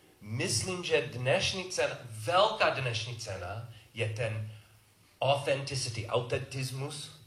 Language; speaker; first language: Czech; non-native, learner; English